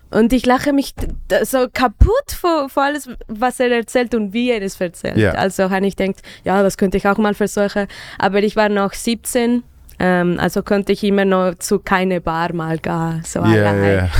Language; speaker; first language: German; non-native, fluent; Spanish